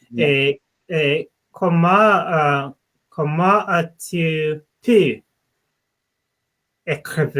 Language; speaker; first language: French; non-native, learner; English